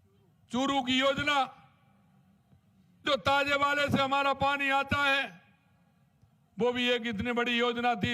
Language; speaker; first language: Hindi; native; Hindi